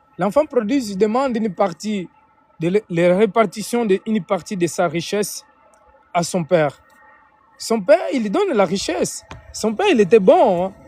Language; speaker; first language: French; non-native, fluent; Portuguese